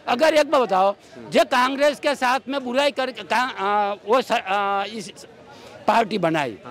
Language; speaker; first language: Hindi; non-native, local second language; Gujarati